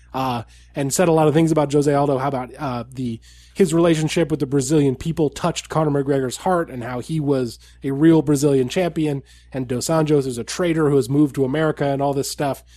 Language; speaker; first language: English; native; English